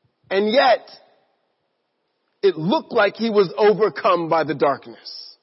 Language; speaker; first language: English; native; English